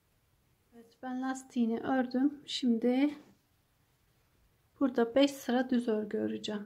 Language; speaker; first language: Turkish; native; Turkish